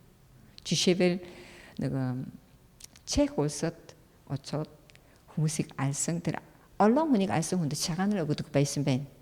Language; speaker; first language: Mongolian; non-native, fluent; Korean